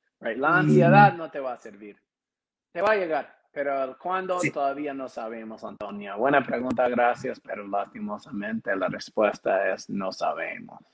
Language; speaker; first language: Spanish; non-native, learner; English